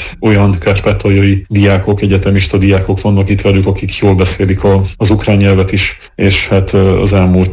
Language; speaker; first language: Hungarian; native; Hungarian